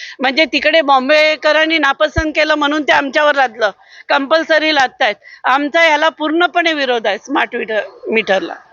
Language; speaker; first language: Marathi; native; Marathi